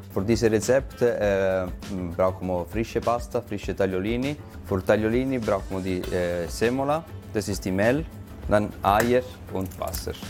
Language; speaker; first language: German; non-native, learner; Italian